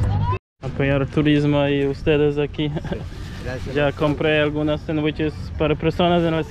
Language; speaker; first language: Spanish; non-native, learner; English